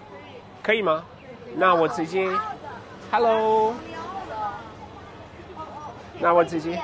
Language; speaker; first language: Chinese; non-native, fluent; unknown